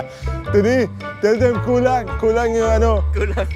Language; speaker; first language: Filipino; non-native, learner; Arabic